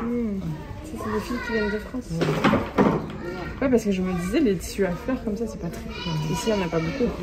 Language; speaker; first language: French; native; French